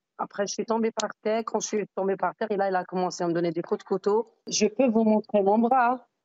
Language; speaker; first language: French; non-native, fluent; Persian